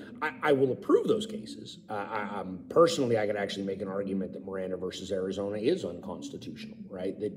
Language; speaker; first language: English; native; English